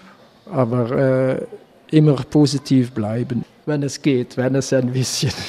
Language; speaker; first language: German; non-native, learner; Dutch